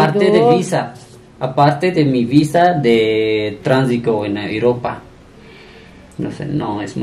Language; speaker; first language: Spanish; non-native, learner; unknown